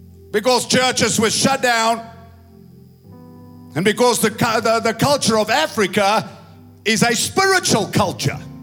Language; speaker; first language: English; non-native, local second language; Afrikaans